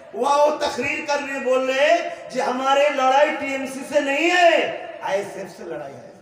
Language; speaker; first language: Hindi; non-native, local second language; Bangla